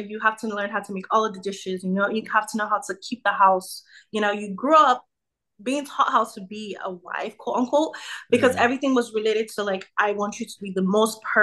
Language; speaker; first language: English; native; English